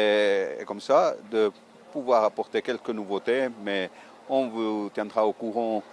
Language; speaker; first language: French; non-native, fluent; Italian